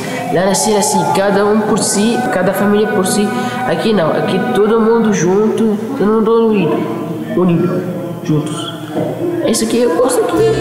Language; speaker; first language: Portuguese; early bilingual, other home language; Arabic